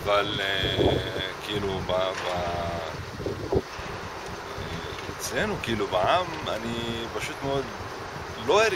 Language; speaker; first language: Hebrew; non-native, local second language; Arabic